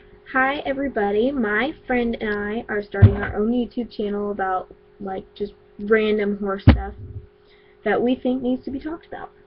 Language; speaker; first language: English; native; English